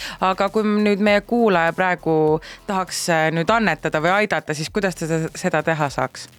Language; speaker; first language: Estonian; native; Estonian